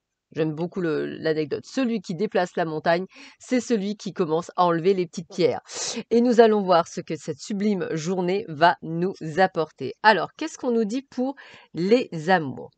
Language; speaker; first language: French; native; French